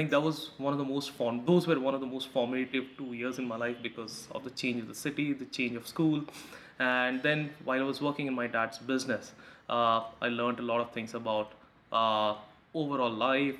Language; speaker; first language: English; non-native, local second language; Hindi